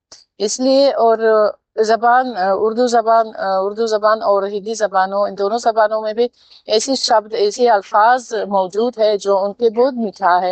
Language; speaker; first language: Hindi; non-native, fluent; Tajik